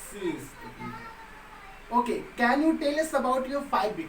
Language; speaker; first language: English; non-native, local second language; Hindi